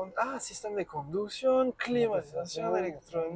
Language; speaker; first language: Spanish; non-native, learner; French